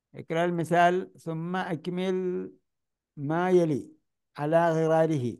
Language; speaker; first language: Arabic; non-native, fluent; Malayalam